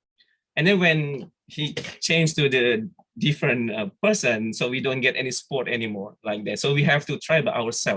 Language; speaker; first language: English; non-native, fluent; Indonesian